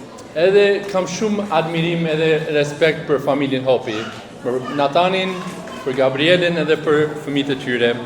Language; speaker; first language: Albanian; non-native, fluent; English